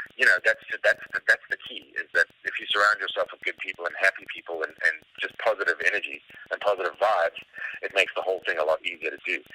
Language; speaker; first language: English; native; English